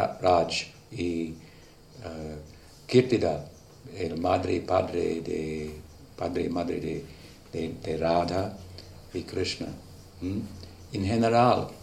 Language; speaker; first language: Spanish; non-native, learner; English